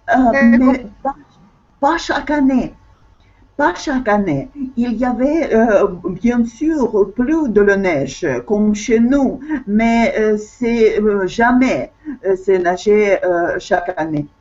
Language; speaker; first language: French; non-native, fluent; Russian